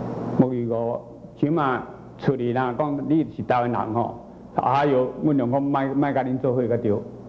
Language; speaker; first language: Chinese; native; Chinese